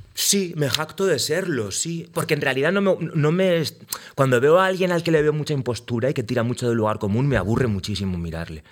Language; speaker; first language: Spanish; native; Spanish